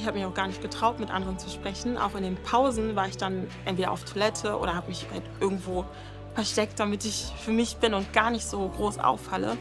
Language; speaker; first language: German; native; German